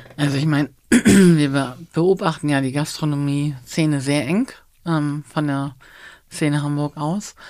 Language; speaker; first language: German; native; German